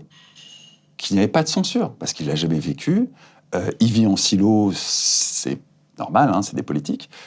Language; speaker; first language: French; native; French